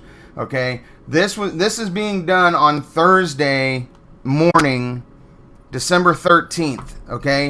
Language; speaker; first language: English; native; English